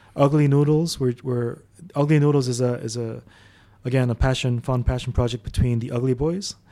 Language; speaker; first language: English; early bilingual, other home language; Arabic